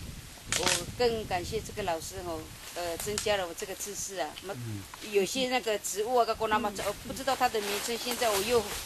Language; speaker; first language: Chinese; non-native, local second language; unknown